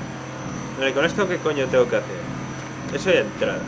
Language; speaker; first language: Spanish; native; Spanish